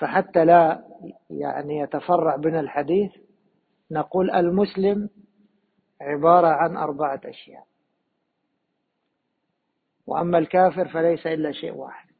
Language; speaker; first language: Arabic; native; Arabic